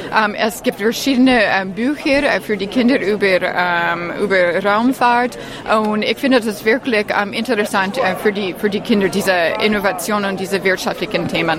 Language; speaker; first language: German; non-native, learner; English